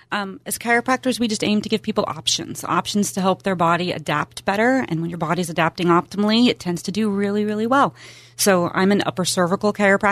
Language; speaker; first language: English; native; English